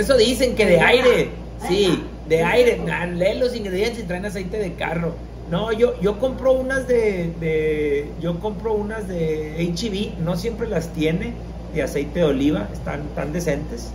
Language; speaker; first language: Spanish; native; Spanish